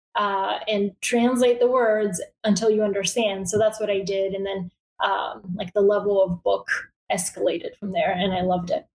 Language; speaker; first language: English; early bilingual, other home language; Bulgarian